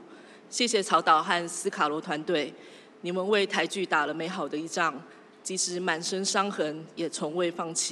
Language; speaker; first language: Chinese; native; Chinese